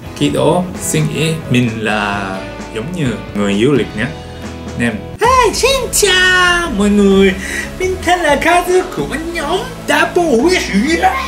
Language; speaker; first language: Vietnamese; non-native, learner; Japanese